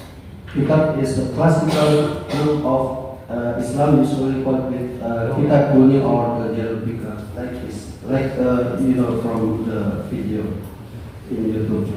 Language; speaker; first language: English; non-native, learner; Indonesian